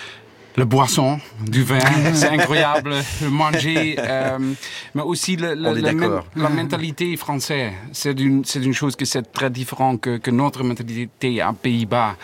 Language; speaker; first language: French; non-native, learner; Dutch